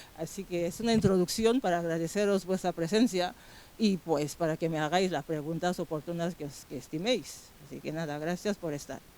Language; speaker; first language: Spanish; non-native, fluent; Fang